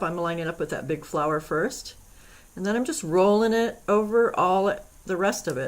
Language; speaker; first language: English; native; English